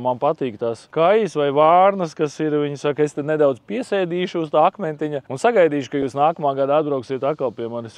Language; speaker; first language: Latvian; native; Latvian